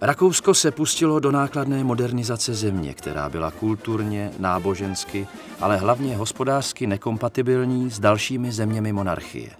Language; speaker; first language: Czech; native; Czech